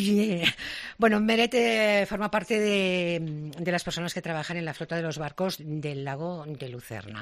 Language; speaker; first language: Spanish; native; Spanish